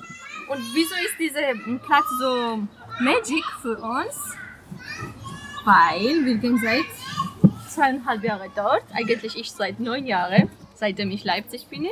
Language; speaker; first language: German; non-native, learner; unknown